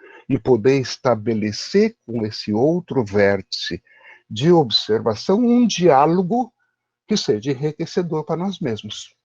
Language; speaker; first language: Portuguese; native; Portuguese